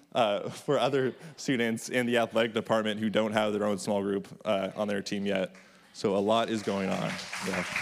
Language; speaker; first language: English; native; English